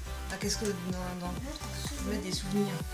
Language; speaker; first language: French; native; French